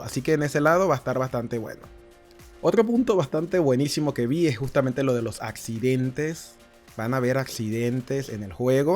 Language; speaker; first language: Spanish; native; Spanish